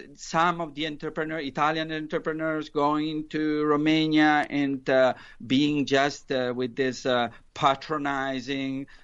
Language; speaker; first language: English; non-native, fluent; Italian